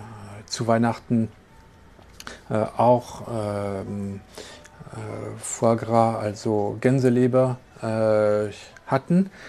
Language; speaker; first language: German; non-native, local second language; French